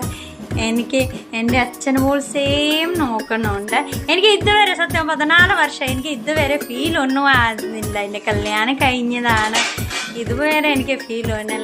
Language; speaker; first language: Malayalam; non-native, learner; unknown